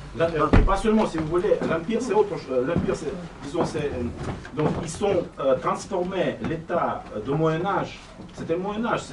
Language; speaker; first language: French; non-native, learner; Russian